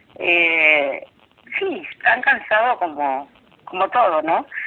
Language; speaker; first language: Spanish; native; Spanish